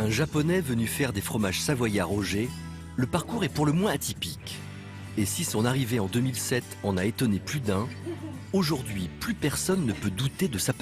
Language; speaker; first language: French; native; French